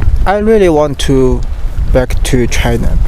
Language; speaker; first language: English; non-native, learner; Chinese